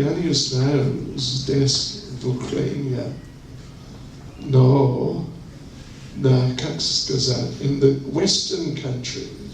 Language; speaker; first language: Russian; non-native, learner; English